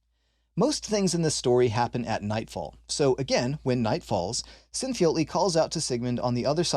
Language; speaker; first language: English; native; English